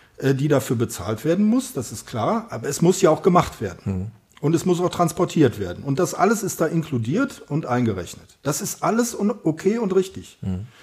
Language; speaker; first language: German; native; German